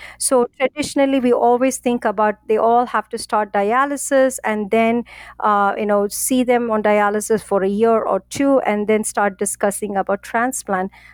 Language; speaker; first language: English; non-native, local second language; Tamil